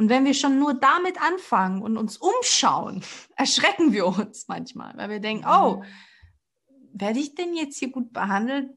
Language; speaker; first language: German; early bilingual, other home language; Portuguese